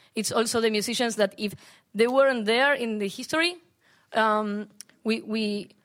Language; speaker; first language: English; non-native, learner; Spanish